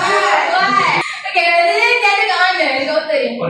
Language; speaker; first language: Malay; native; Malay